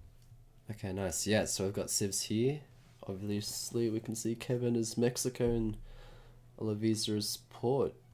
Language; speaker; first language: English; native; English